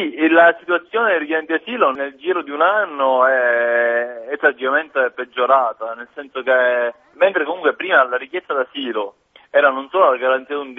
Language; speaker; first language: Italian; native; Italian